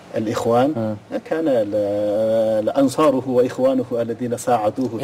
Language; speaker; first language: Arabic; non-native, fluent; Chinese